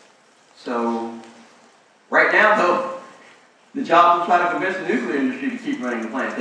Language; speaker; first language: English; native; English